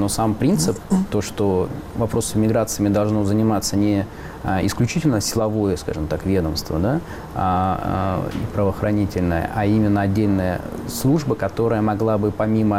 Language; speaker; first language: Russian; native; Russian